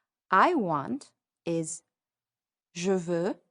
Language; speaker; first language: French; non-native, fluent; English